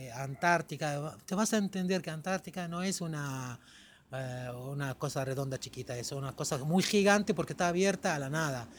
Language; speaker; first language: Spanish; non-native, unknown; Arabic